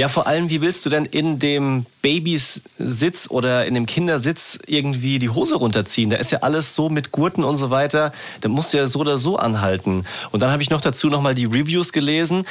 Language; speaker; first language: German; native; German